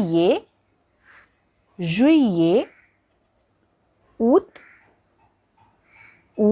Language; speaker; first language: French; non-native, learner; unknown